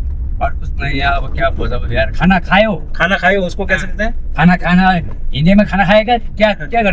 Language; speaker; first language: Hindi; non-native, learner; Nepali